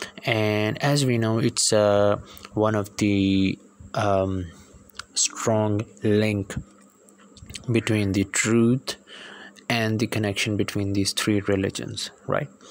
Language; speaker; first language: English; non-native, local second language; Punjabi